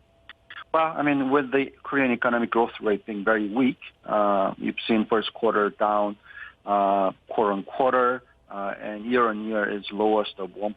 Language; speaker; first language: English; non-native, fluent; Korean